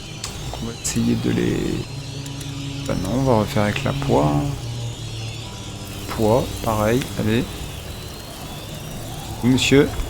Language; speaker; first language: French; native; French